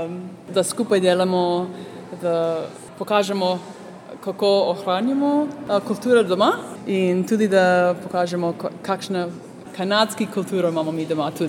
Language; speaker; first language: Slovenian; early bilingual, heritage; Slovenian